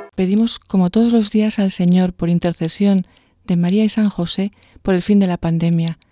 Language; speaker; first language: Spanish; native; Spanish